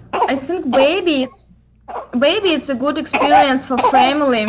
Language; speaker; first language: English; non-native, learner; Ukrainian